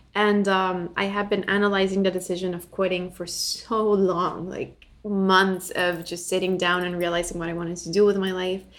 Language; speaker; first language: English; non-native, fluent; Spanish